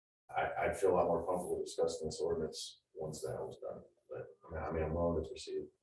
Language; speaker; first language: English; native; English